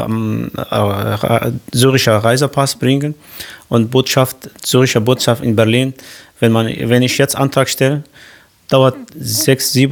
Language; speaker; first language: German; non-native, learner; Arabic